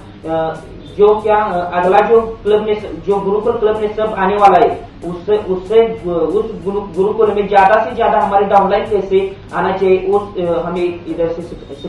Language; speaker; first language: Hindi; non-native, local second language; Marathi